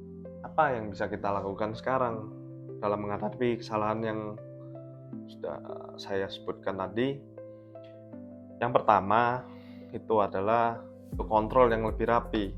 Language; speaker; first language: Indonesian; native; Indonesian